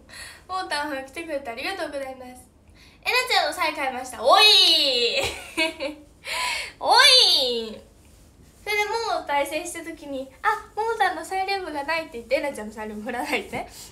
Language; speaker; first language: Japanese; native; Japanese